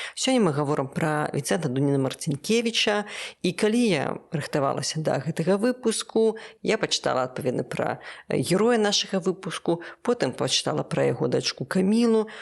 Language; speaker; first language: Belarusian; native; Belarusian